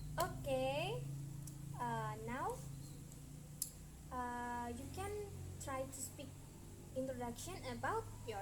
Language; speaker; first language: English; non-native, learner; Indonesian